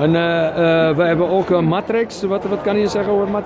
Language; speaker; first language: Dutch; non-native, fluent; Arabic